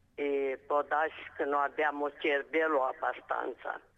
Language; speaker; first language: Italian; non-native, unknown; Romanian